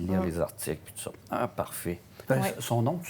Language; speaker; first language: French; native; French